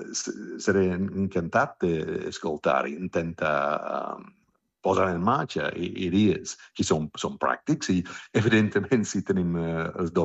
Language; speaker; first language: Catalan; non-native, fluent; English